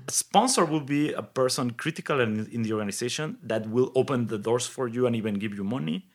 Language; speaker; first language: English; non-native, fluent; Spanish